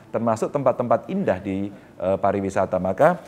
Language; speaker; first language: Indonesian; native; Indonesian